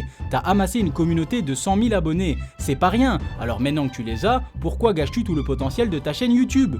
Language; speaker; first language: French; native; French